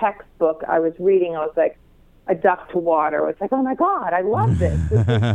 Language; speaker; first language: English; native; English